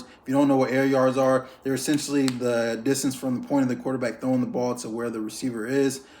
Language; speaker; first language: English; native; English